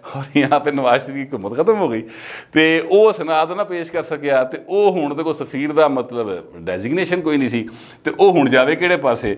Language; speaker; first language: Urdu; non-native, local second language; Punjabi